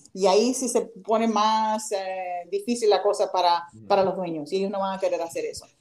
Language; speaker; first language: Spanish; native; Spanish